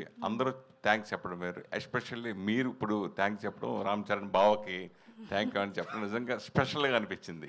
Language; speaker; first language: Telugu; native; Telugu